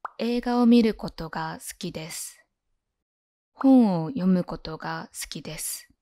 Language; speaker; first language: Japanese; native; Japanese